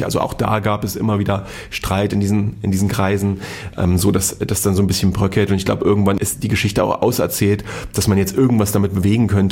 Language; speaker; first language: German; native; German